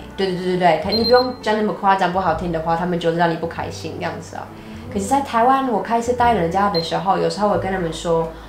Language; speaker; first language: Chinese; non-native, fluent; English